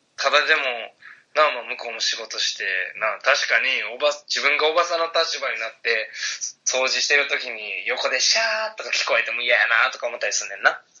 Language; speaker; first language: Japanese; native; Japanese